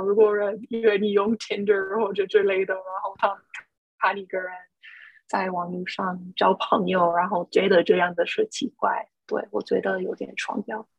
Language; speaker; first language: Chinese; non-native, fluent; English